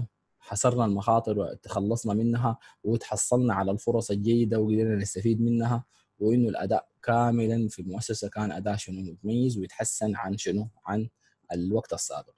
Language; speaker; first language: Arabic; native; Arabic